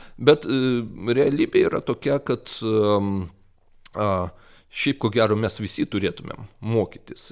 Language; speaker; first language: Lithuanian; non-native, local second language; Russian